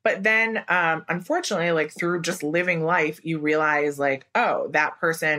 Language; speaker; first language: English; native; English